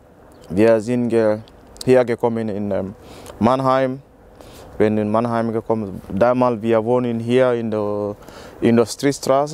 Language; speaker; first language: German; non-native, learner; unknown